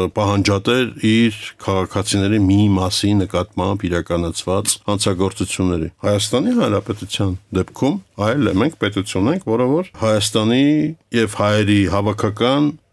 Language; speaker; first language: Armenian; native; Armenian